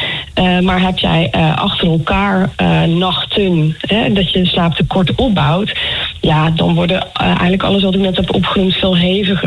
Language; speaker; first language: Dutch; native; Dutch